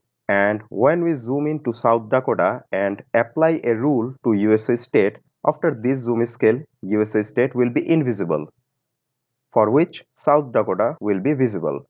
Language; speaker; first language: English; non-native, local second language; Bangla